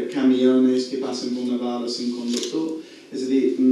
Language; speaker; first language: Spanish; non-native, fluent; English